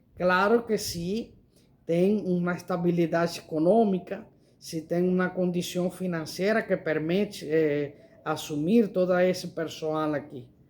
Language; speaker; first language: Portuguese; non-native, learner; Spanish